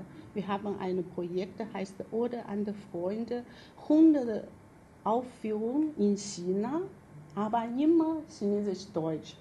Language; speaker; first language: German; non-native, fluent; Chinese